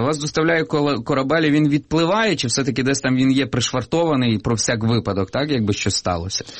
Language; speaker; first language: Ukrainian; native; Ukrainian